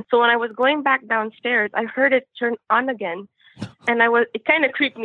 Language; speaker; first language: English; non-native, local second language; Filipino